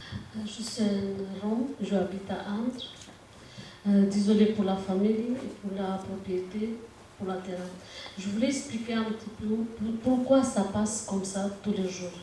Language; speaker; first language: French; non-native, learner; Romanian